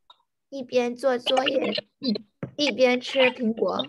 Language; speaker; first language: Chinese; non-native, learner; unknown